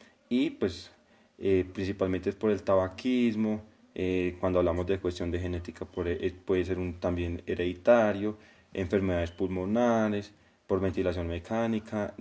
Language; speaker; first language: Spanish; native; Spanish